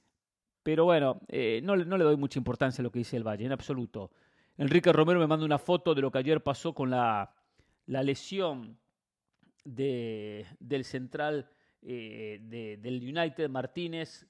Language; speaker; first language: Spanish; native; Spanish